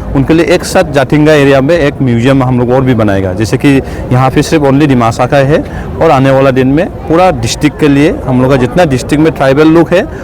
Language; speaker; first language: Hindi; non-native, local second language; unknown